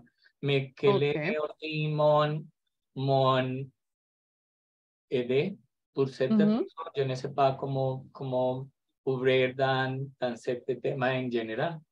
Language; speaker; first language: French; non-native, learner; Spanish